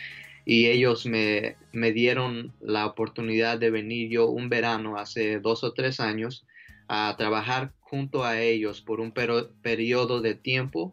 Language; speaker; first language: Spanish; early bilingual, heritage; Spanish